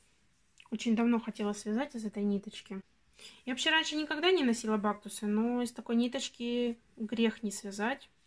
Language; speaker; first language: Russian; native; Russian